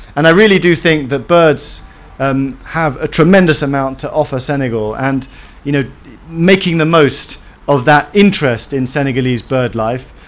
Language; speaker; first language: English; native; English